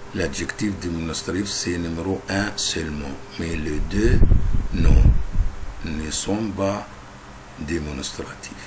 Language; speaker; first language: French; non-native, fluent; Arabic